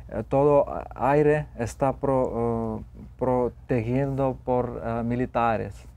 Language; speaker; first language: Spanish; non-native, learner; Lithuanian